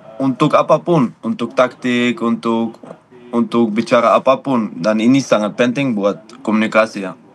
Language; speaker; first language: Indonesian; non-native, fluent; Dutch